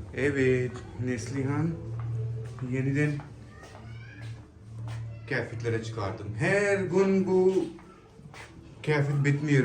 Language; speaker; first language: Turkish; non-native, learner; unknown